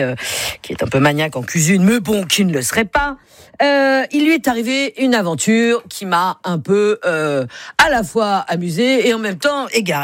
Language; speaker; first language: French; native; French